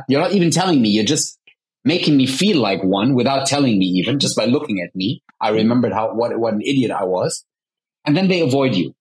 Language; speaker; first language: English; early bilingual, heritage; Arabic